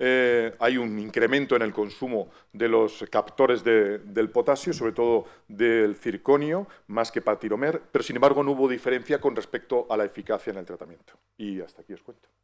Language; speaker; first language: Spanish; native; Spanish